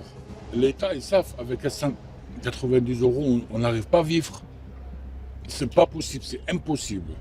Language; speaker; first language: French; non-native, learner; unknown